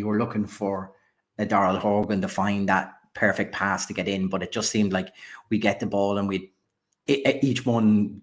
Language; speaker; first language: English; native; English